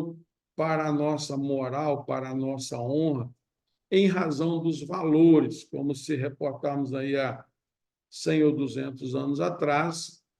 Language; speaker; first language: Portuguese; native; Portuguese